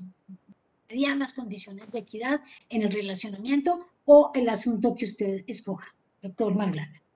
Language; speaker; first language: Spanish; native; Spanish